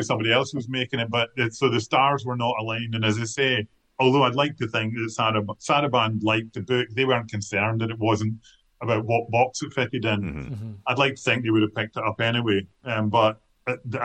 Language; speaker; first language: English; native; English